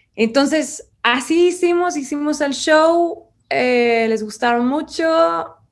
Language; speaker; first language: Spanish; non-native, learner; English